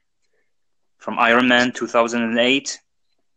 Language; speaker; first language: English; non-native, fluent; Arabic